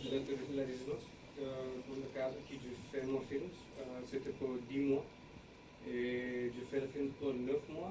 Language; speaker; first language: French; non-native, learner; English